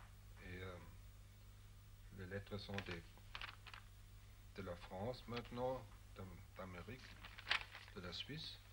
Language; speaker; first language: French; non-native, fluent; German